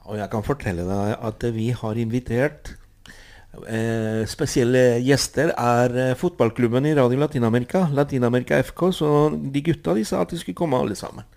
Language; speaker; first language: Norwegian; non-native, fluent; Spanish